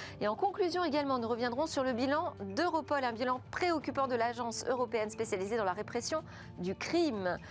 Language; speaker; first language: French; native; French